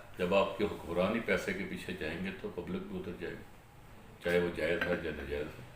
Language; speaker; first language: Urdu; non-native, local second language; Punjabi